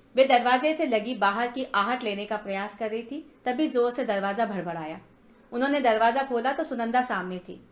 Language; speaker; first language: Hindi; native; Hindi